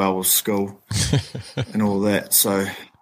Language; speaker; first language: English; native; English